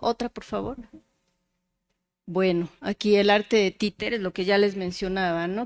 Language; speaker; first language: Spanish; native; Spanish